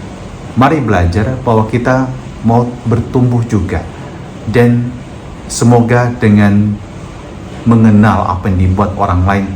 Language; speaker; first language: Indonesian; native; Indonesian